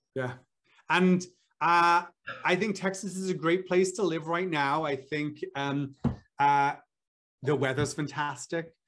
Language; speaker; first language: English; native; English